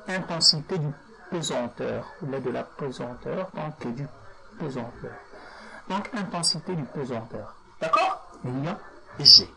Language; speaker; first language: French; non-native, local second language; Arabic